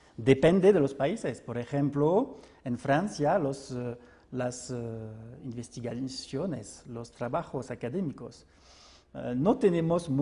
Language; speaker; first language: Spanish; non-native, fluent; French